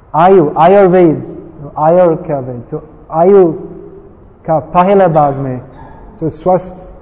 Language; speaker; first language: Hindi; non-native, fluent; English